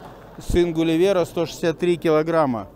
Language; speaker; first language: Russian; native; Russian